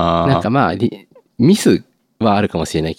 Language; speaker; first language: Japanese; native; Japanese